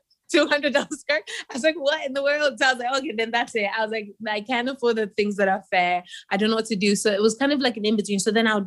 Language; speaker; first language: English; non-native, local second language; Yoruba